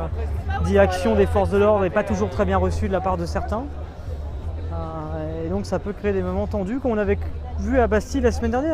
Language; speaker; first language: French; native; French